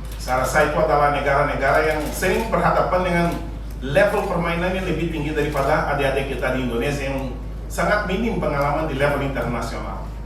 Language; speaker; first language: Indonesian; non-native, fluent; Portuguese